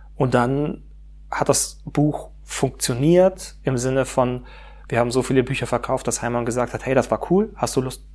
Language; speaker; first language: German; native; German